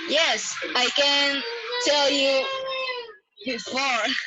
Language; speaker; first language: English; non-native, learner; Spanish